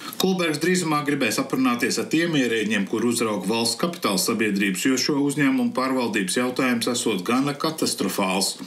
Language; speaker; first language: Latvian; early bilingual, heritage; Latvian